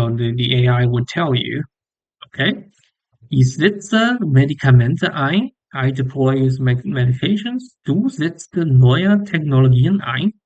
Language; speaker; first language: German; non-native, learner; English